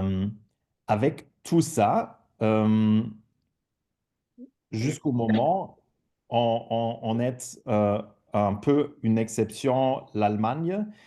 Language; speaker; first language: French; non-native, fluent; German